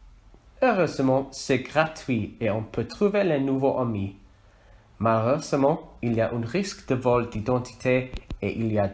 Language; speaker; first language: French; non-native, learner; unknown